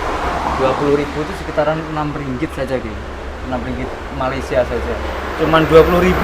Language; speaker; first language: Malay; non-native, local second language; Javanese